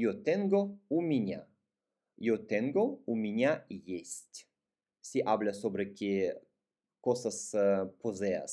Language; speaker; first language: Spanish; non-native, fluent; Russian